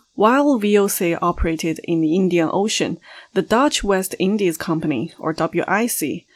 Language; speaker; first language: English; non-native, fluent; Chinese